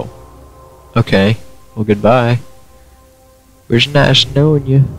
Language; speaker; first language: English; native; English